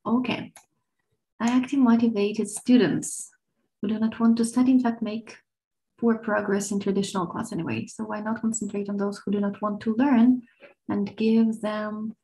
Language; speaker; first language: English; non-native, fluent; Ukrainian